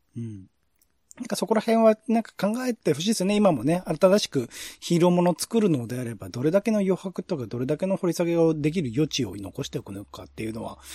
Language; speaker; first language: Japanese; native; Japanese